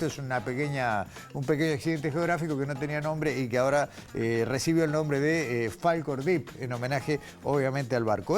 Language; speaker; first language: Spanish; native; Spanish